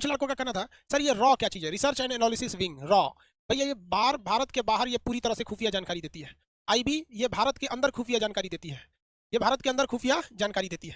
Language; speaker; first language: Hindi; native; Hindi